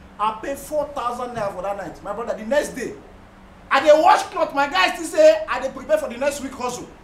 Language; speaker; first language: Nigerian Pidgin; non-native, local second language; Hausa